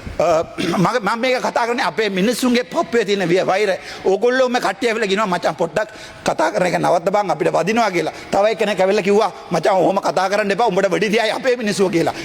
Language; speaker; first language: Sinhala; non-native, local second language; Tamil